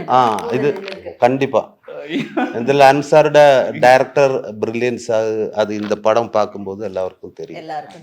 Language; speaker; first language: Tamil; non-native, learner; Malayalam